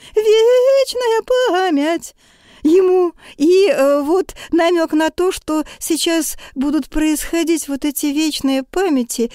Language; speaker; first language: Russian; native; Russian